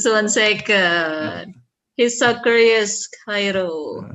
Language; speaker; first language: English; non-native, fluent; Indonesian